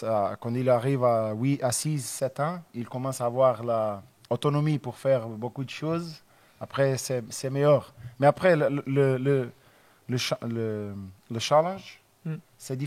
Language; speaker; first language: French; non-native, learner; Portuguese